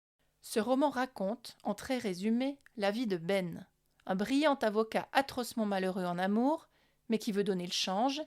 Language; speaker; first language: French; native; French